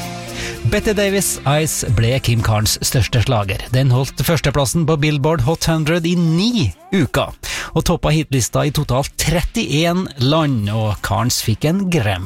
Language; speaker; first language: Norwegian; native; Norwegian